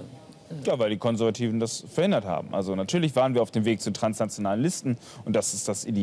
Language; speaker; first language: German; native; German